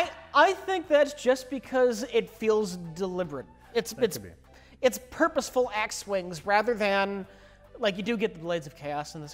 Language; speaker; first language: English; native; English